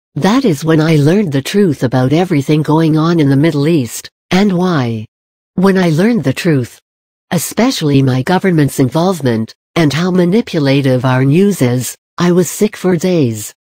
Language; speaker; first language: English; native; English